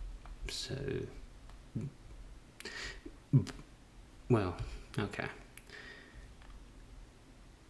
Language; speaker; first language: English; native; English